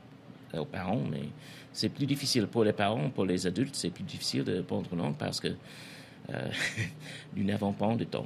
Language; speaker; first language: French; non-native, fluent; English